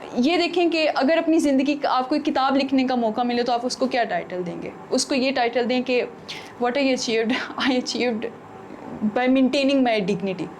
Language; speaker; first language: Urdu; non-native, local second language; Punjabi